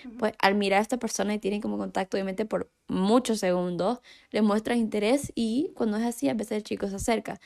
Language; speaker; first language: Spanish; native; Spanish